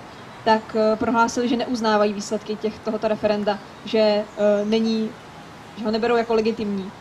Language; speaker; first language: Czech; native; Czech